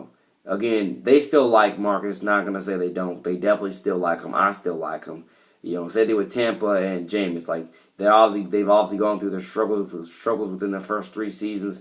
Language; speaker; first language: English; native; English